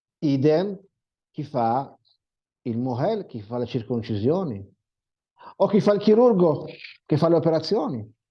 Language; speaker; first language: Italian; non-native, fluent; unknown